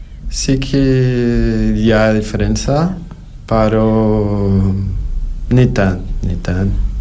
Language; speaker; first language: Catalan; non-native, learner; Portuguese